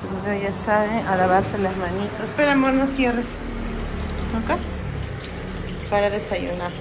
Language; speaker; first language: Spanish; native; Spanish